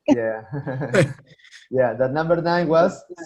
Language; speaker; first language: English; non-native, fluent; Spanish